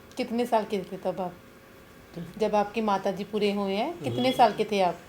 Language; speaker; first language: Hindi; native; Hindi